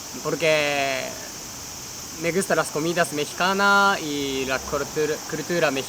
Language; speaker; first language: Spanish; non-native, learner; Japanese